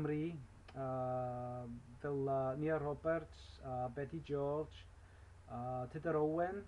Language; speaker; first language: Welsh; non-native, learner; English